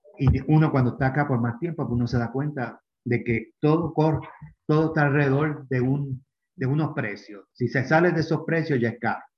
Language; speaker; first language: Spanish; native; Spanish